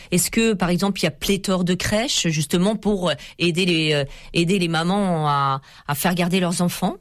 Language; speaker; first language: French; native; French